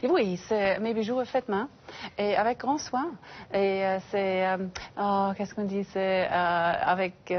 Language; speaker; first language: French; non-native, learner; English